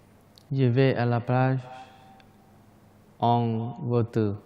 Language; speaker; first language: French; non-native, learner; Thai